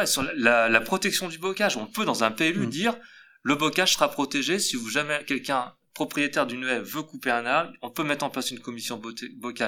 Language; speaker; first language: French; native; French